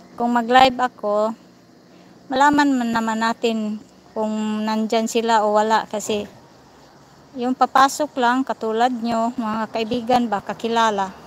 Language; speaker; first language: Filipino; non-native, local second language; Cebuano